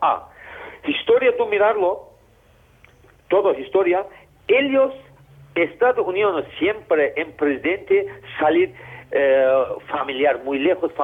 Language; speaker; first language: Spanish; non-native, learner; Azerbaijani